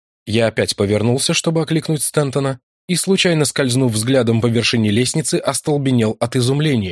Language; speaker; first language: Russian; native; Russian